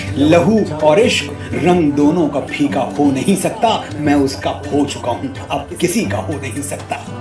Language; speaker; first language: Hindi; native; Hindi